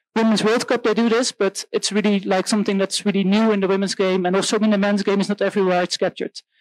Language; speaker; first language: English; non-native, fluent; Dutch